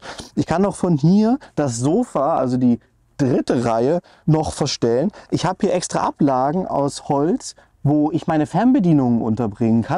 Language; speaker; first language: German; native; German